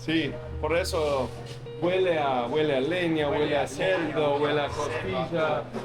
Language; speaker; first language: Spanish; non-native, learner; English